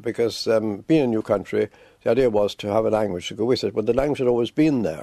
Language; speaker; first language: English; native; English